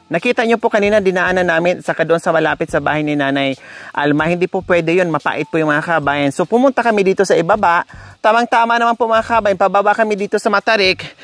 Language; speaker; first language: Filipino; non-native, local second language; Cebuano